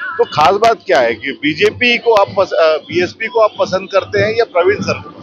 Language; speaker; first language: Hindi; native; Hindi